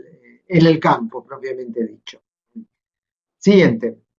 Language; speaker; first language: Spanish; native; Spanish